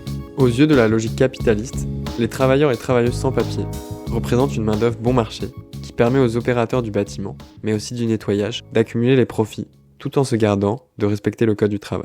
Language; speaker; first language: French; native; French